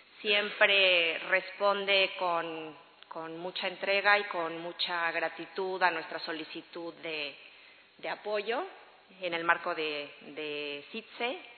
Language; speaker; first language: Spanish; native; Spanish